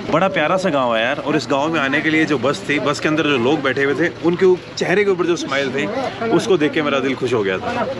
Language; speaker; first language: Hindi; native; Hindi